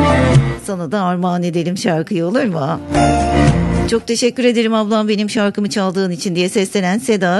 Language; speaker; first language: Turkish; native; Turkish